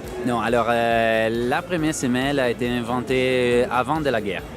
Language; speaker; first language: French; non-native, fluent; Italian